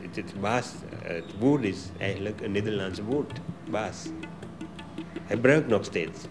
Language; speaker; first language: Dutch; non-native, learner; Sinhala